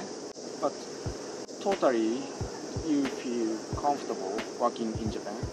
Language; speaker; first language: English; non-native, fluent; Japanese